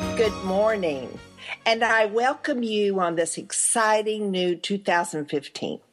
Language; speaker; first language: English; native; English